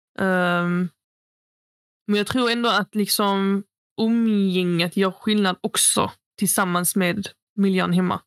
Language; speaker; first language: Swedish; early bilingual, other home language; Arabic